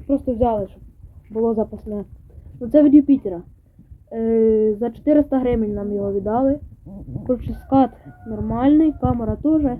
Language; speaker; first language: Ukrainian; native; Ukrainian